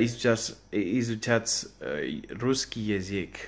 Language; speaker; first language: Russian; non-native, learner; Spanish